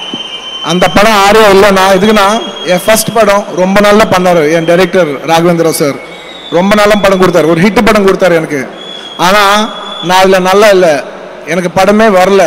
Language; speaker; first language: Tamil; non-native, local second language; Telugu